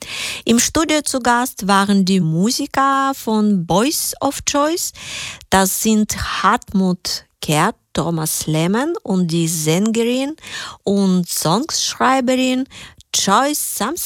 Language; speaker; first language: German; native; German